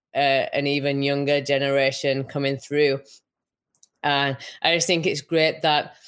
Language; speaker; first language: English; native; English